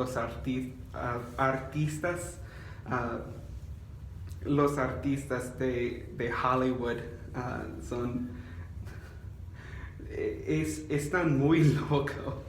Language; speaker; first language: Spanish; non-native, learner; English